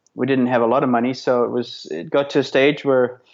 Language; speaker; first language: English; native; English